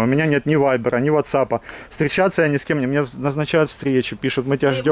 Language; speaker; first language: Russian; native; Russian